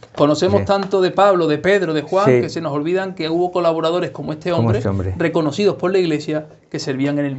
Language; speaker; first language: Spanish; native; Spanish